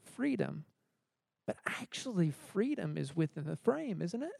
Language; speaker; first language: English; native; English